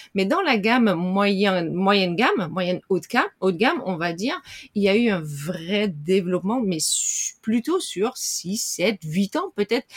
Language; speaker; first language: French; non-native, fluent; Dutch